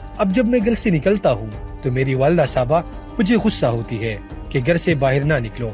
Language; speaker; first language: Urdu; non-native, local second language; Pashto